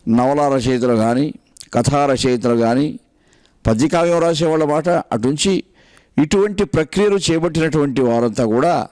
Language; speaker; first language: Telugu; native; Telugu